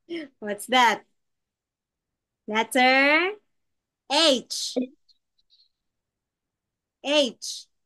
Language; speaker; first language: English; non-native, local second language; Filipino